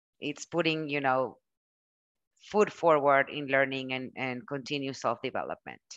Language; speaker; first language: English; non-native, fluent; Spanish